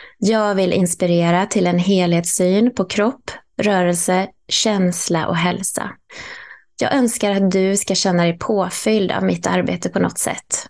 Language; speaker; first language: Swedish; native; Swedish